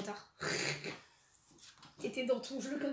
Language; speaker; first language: French; native; French